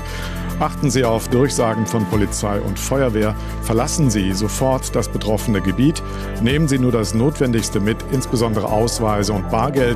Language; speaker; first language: German; native; German